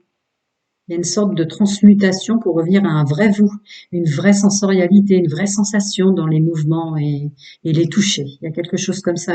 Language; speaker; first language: French; native; French